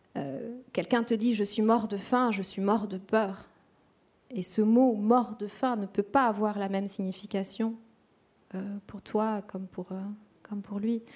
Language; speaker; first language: French; non-native, local second language; Kinyarwanda